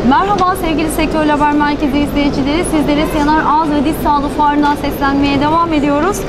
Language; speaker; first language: Turkish; native; Turkish